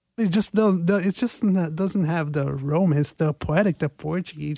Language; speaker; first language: English; non-native, fluent; Portuguese